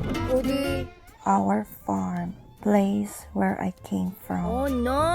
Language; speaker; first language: English; non-native, learner; Filipino